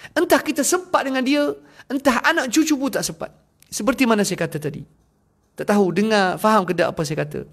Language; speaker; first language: Malay; non-native, fluent; Arabic